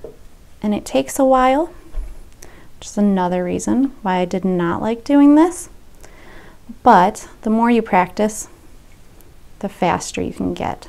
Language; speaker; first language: English; native; English